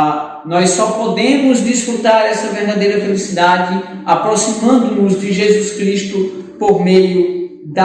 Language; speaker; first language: Portuguese; native; Portuguese